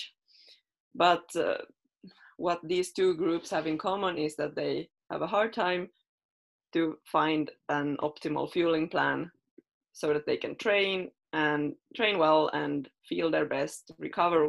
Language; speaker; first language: English; non-native, fluent; Finnish